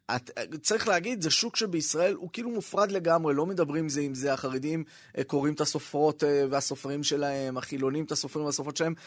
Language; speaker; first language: Hebrew; native; Hebrew